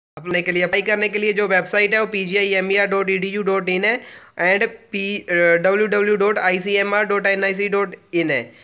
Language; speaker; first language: Hindi; non-native, local second language; Punjabi